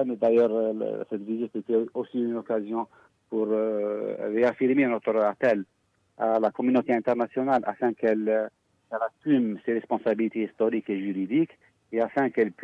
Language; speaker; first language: French; non-native, local second language; Arabic